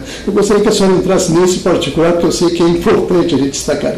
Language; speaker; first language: Portuguese; native; Portuguese